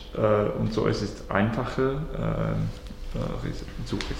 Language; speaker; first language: German; non-native, learner; English